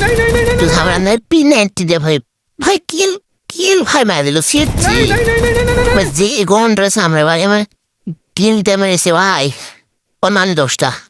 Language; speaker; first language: Bangla; native; Bangla